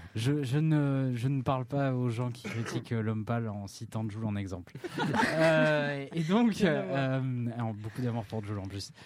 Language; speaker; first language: French; native; French